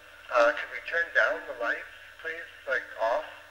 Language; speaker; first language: English; native; English